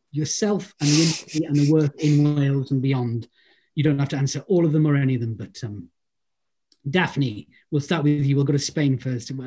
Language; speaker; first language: English; native; English